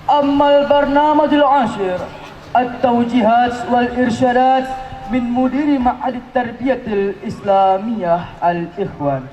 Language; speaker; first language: Arabic; non-native, learner; Indonesian